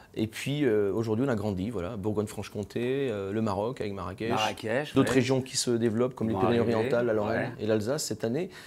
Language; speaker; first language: French; native; French